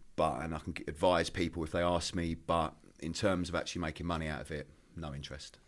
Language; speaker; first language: English; native; English